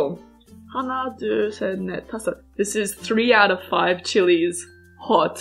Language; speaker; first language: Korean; non-native, fluent; English